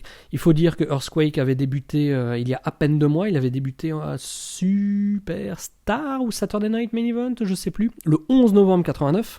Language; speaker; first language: French; native; French